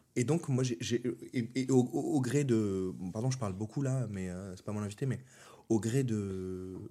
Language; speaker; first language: French; native; French